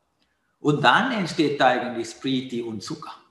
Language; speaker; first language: German; non-native, fluent; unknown